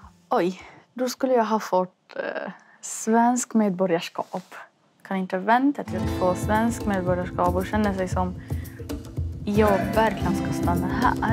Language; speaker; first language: Swedish; non-native, fluent; Arabic